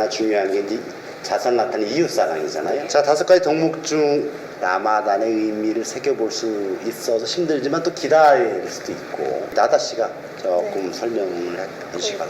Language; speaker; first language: Korean; native; Korean